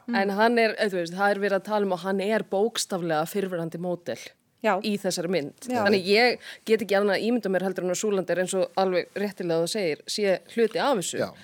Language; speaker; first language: Icelandic; native; Icelandic